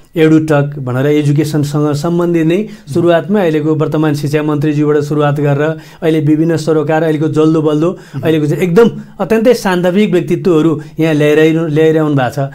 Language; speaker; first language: Nepali; native; Nepali